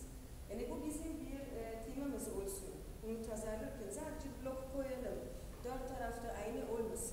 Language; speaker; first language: Turkish; non-native, fluent; German